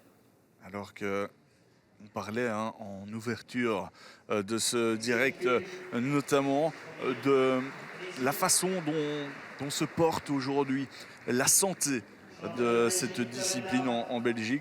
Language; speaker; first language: French; native; French